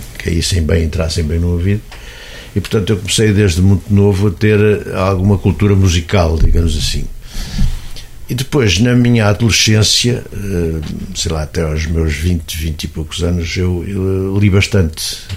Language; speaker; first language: Portuguese; native; Portuguese